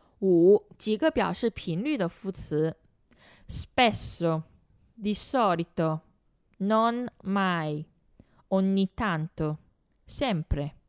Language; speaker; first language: Italian; non-native, fluent; Chinese